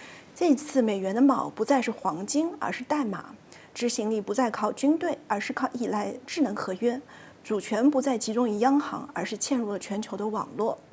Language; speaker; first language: Chinese; native; Chinese